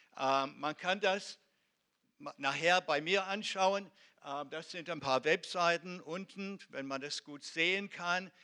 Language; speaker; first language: German; non-native, fluent; Hebrew